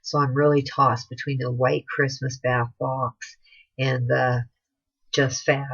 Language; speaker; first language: English; native; English